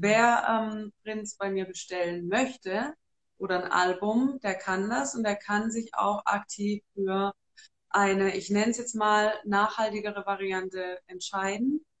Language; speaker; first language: German; native; German